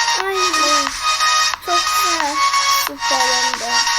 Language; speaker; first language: Turkish; native; Turkish